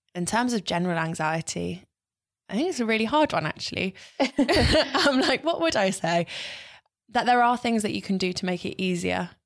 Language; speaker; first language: English; native; English